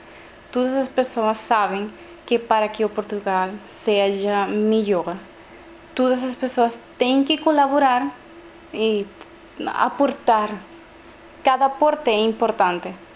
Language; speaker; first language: Portuguese; non-native, learner; Spanish